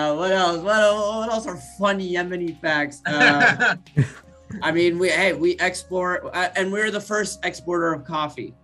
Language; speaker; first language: English; early bilingual, other home language; Arabic